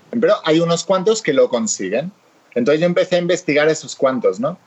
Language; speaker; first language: Spanish; native; Spanish